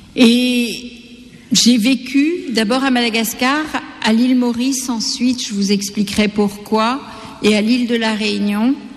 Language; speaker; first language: French; non-native, local second language; Gujarati